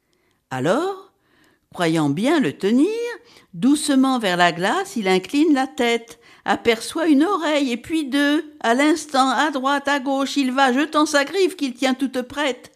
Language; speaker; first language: French; native; French